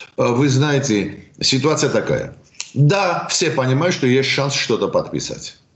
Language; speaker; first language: Russian; non-native, local second language; Armenian